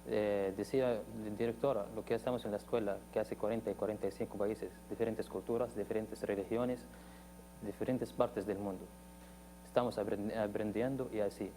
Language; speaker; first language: Spanish; non-native, fluent; Arabic